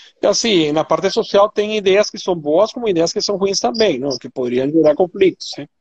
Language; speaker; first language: Portuguese; non-native, fluent; Spanish